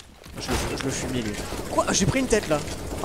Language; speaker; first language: French; native; French